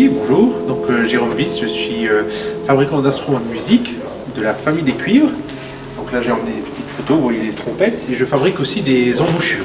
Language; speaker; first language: French; native; French